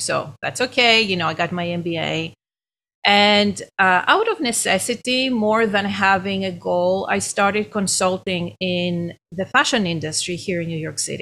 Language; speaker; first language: English; non-native, fluent; Greek